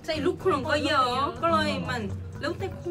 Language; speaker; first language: Thai; non-native, learner; Korean